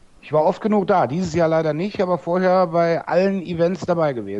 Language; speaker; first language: German; native; German